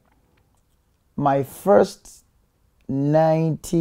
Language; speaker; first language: English; non-native, local second language; Swahili